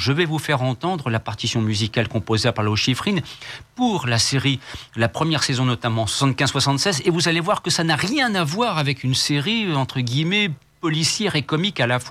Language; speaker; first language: French; native; French